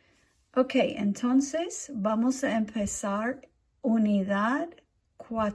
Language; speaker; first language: Spanish; non-native, fluent; English